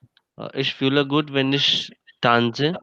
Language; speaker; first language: German; non-native, learner; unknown